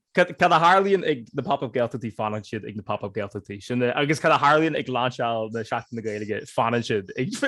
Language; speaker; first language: Irish; native; Irish